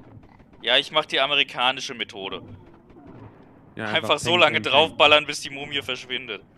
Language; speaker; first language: German; native; German